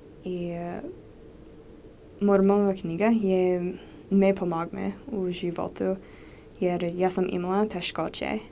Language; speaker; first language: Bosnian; non-native, learner; English